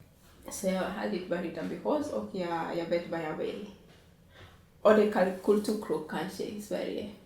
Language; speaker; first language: Swedish; non-native, fluent; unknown